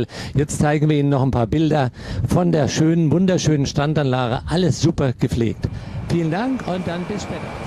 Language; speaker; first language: German; native; German